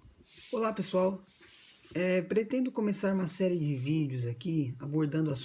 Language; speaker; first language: Portuguese; native; Portuguese